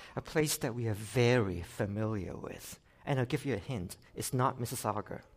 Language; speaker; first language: English; non-native, local second language; Cantonese